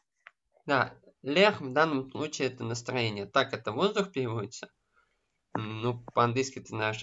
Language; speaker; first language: Russian; native; Russian